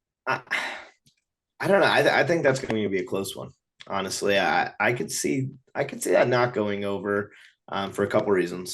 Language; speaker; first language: English; native; English